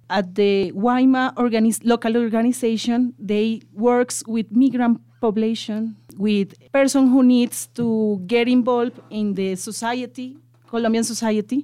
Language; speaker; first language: English; non-native, local second language; Spanish